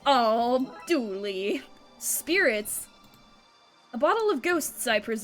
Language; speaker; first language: English; native; English